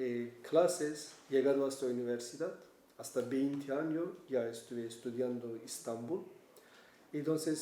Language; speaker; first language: Spanish; non-native, learner; Kurdish